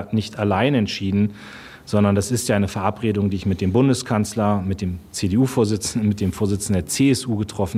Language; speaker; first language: German; native; German